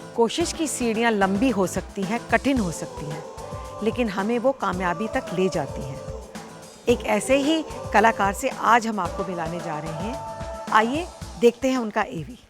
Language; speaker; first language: Hindi; native; Hindi